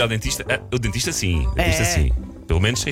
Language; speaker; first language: Portuguese; native; Portuguese